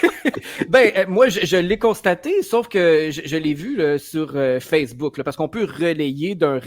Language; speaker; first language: French; native; French